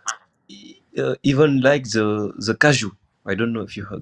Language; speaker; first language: English; non-native, local second language; Wolof